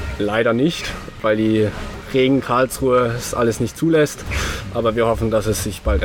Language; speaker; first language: German; native; German